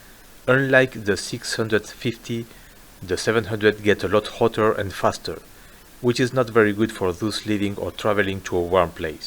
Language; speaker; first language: English; non-native, fluent; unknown